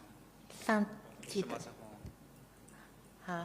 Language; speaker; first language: Chinese; non-native, learner; Lao